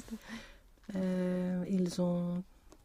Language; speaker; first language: French; non-native, learner; Swedish